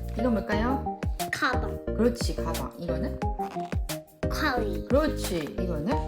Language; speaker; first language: Korean; native; Korean